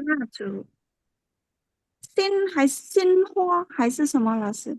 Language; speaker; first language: Chinese; non-native, learner; Khmer